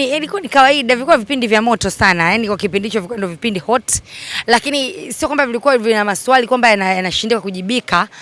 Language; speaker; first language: Swahili; native; Swahili